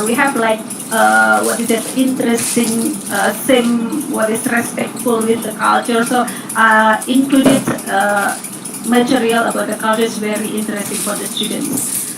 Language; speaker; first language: English; non-native, learner; Indonesian